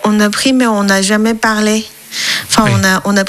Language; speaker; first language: French; non-native, learner; Chinese